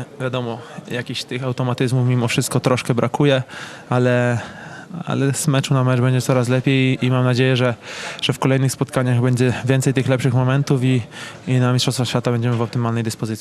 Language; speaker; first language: Polish; native; Polish